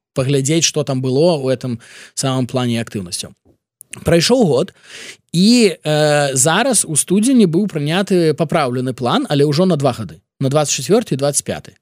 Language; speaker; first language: Belarusian; non-native, local second language; Russian